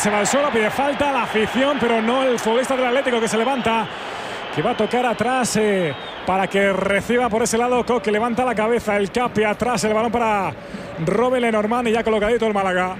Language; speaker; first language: Spanish; native; Spanish